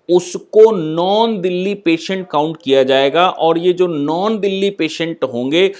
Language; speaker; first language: Hindi; native; Hindi